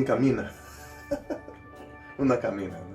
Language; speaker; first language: Spanish; non-native, learner; English